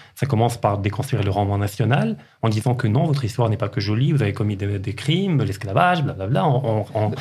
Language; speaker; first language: French; non-native, local second language; Arabic